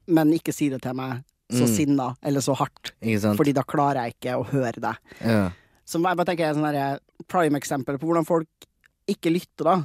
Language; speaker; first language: Norwegian; native; Norwegian